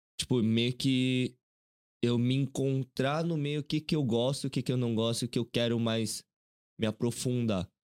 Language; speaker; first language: Portuguese; early bilingual, other home language; Korean